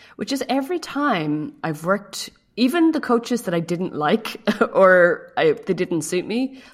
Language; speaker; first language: English; native; English